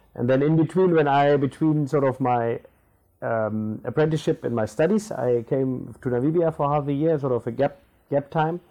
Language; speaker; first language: English; non-native, local second language; German